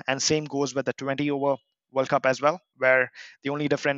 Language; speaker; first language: English; non-native, local second language; Kannada